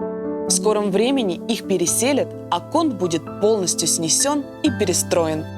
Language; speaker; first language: Russian; native; Russian